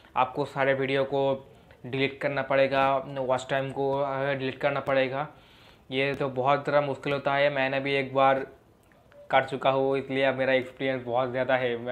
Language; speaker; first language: Hindi; non-native, local second language; Bangla